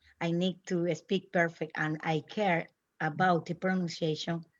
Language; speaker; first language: English; non-native, learner; Spanish